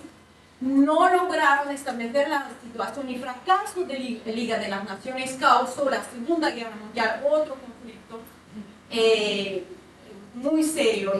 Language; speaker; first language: Spanish; non-native, fluent; Russian